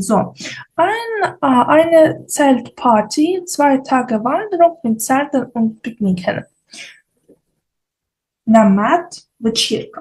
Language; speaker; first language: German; non-native, fluent; Ukrainian